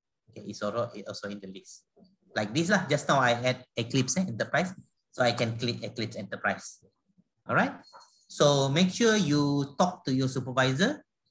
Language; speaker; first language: English; non-native, local second language; Malay